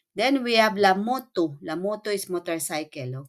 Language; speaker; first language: English; non-native, local second language; Filipino